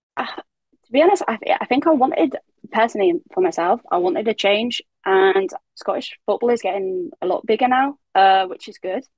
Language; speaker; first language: English; native; English